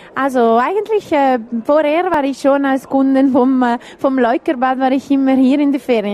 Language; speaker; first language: German; non-native, local second language; Italian